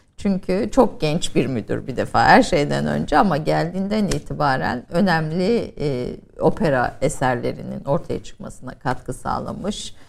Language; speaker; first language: Turkish; native; Turkish